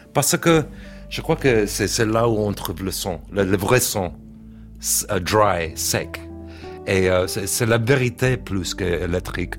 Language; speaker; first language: French; non-native, learner; English